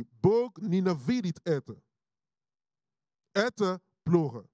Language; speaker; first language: Russian; non-native, learner; English